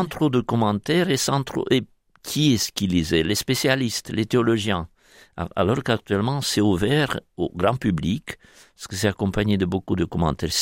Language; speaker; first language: French; non-native, fluent; Romanian